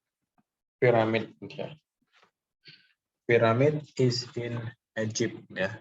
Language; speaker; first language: English; non-native, local second language; Indonesian